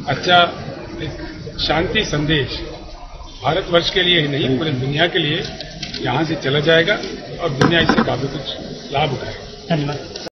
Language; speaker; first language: Hindi; non-native, local second language; Telugu